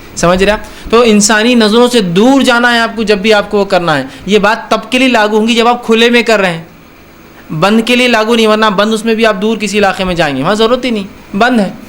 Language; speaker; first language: Urdu; native; Urdu